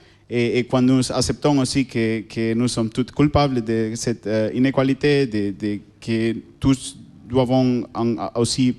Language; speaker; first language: French; non-native, learner; Spanish